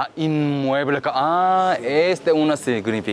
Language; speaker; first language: Spanish; non-native, learner; Korean